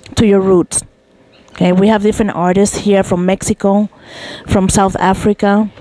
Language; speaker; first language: English; non-native, fluent; Spanish